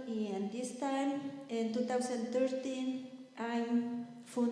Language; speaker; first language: English; non-native, learner; Spanish